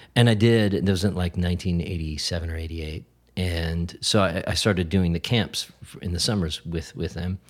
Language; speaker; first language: English; native; English